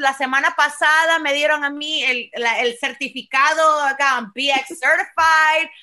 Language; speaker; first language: Spanish; early bilingual, heritage; Spanish